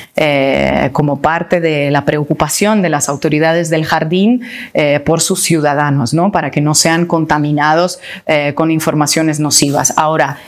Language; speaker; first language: Spanish; non-native, fluent; Russian